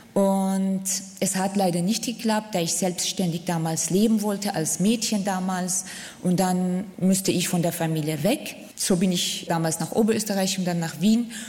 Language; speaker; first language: German; non-native, fluent; Central Kurdish